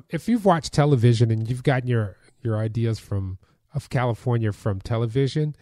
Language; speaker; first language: English; native; English